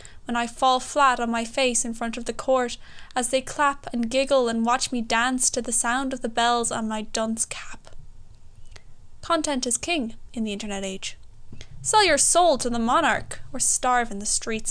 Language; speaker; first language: English; native; English